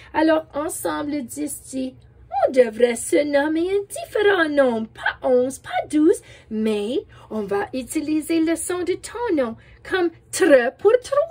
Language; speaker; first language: French; non-native, fluent; English